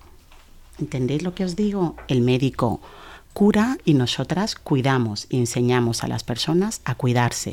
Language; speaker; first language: Spanish; early bilingual, other home language; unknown